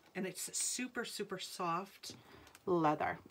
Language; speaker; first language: English; native; English